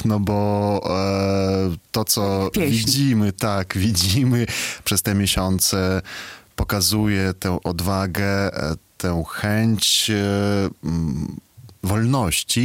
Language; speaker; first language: Polish; non-native, fluent; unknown